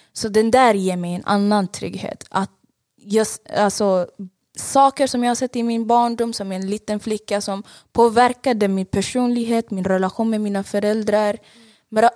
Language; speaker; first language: Swedish; non-native, fluent; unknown